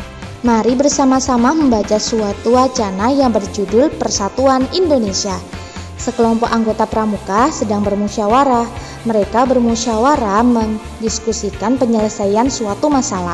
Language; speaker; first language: Indonesian; native; Indonesian